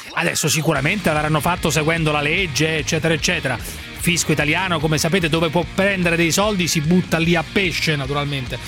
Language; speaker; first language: Italian; native; Italian